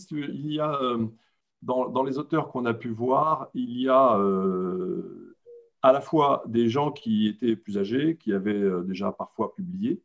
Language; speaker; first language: French; native; French